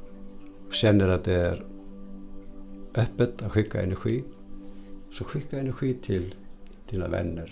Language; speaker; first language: Swedish; non-native, fluent; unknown